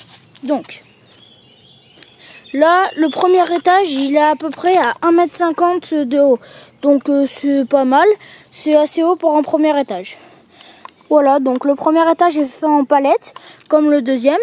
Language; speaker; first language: French; native; French